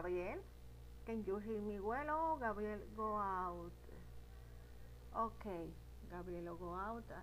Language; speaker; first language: English; non-native, learner; Spanish